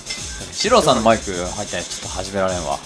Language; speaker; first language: Japanese; native; Japanese